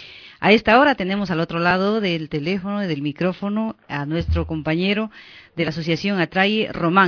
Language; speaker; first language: Spanish; native; Spanish